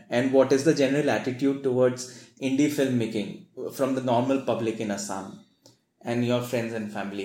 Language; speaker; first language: English; non-native, local second language; Assamese